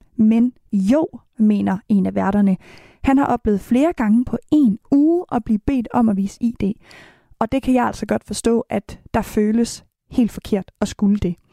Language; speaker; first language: Danish; native; Danish